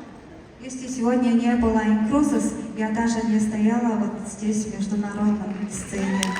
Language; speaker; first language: Russian; non-native, learner; Mongolian